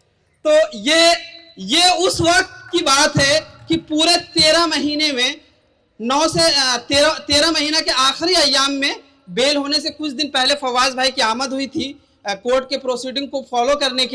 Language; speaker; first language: Hindi; native; Hindi